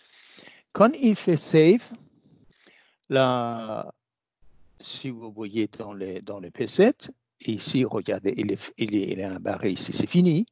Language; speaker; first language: French; non-native, fluent; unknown